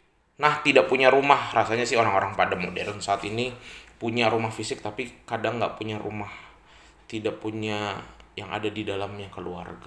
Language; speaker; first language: Indonesian; native; Indonesian